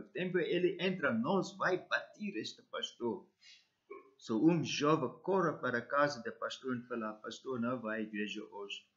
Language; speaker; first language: Portuguese; non-native, learner; English